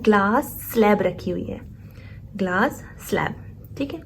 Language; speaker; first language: Hindi; native; Hindi